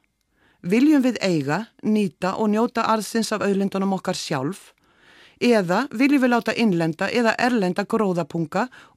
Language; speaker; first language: Icelandic; native; Icelandic